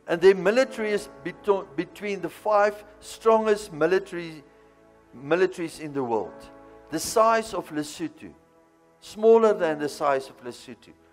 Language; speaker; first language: English; non-native, local second language; Afrikaans